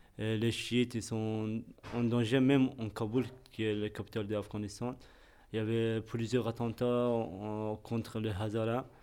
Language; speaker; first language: French; non-native, fluent; Persian